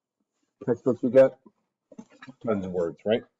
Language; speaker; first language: English; native; English